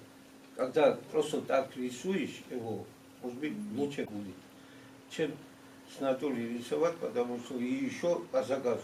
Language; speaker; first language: Russian; non-native, fluent; Georgian